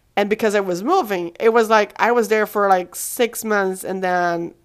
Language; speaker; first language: English; non-native, fluent; Portuguese